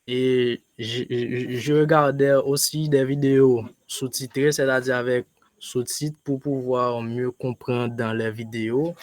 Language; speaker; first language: French; non-native, local second language; Haitian Creole